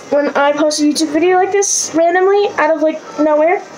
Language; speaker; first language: English; native; English